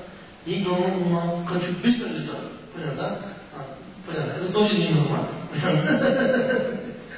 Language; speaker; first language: Russian; non-native, learner; Tibetan